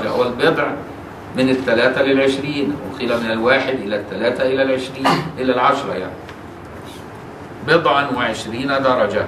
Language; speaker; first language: Arabic; native; Arabic